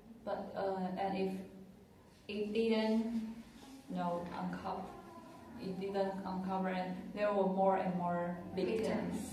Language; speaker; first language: English; non-native, learner; Chinese